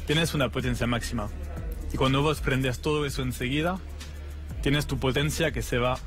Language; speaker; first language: Spanish; non-native, fluent; French